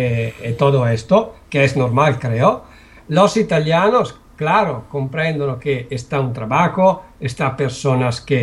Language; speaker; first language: Spanish; non-native, learner; Italian